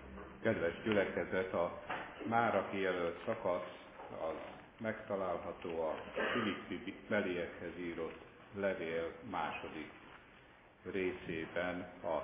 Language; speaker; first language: Hungarian; native; Hungarian